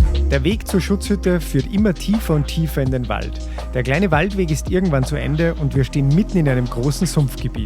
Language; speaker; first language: German; native; German